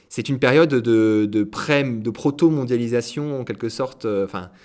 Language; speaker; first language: French; native; French